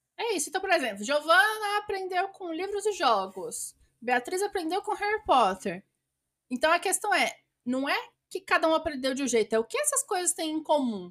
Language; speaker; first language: Portuguese; native; Portuguese